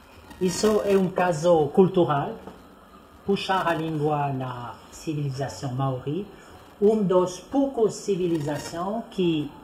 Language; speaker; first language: Portuguese; non-native, fluent; French